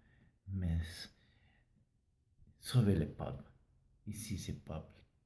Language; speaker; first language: French; non-native, learner; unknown